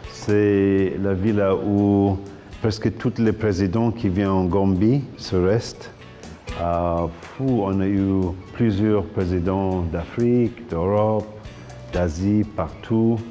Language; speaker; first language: French; non-native, fluent; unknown